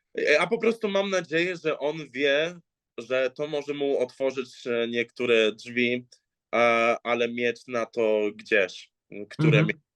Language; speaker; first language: Polish; early bilingual, heritage; English